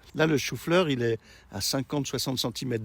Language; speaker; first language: French; native; French